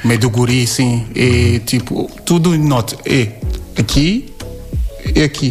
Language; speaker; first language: Portuguese; non-native, learner; Yoruba